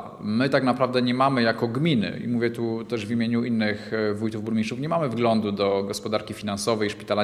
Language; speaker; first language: Polish; native; Polish